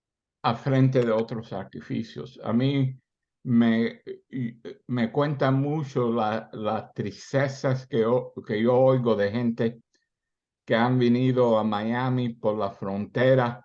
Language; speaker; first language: Spanish; early bilingual, heritage; Spanish